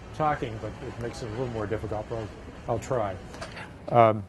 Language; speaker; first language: English; native; English